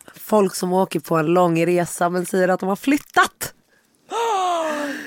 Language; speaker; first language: Swedish; native; Swedish